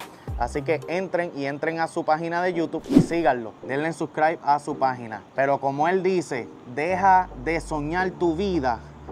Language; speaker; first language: Spanish; native; Spanish